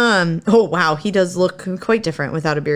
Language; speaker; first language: English; native; English